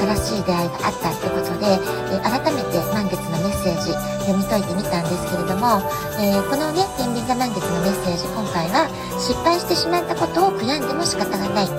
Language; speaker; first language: Japanese; native; Japanese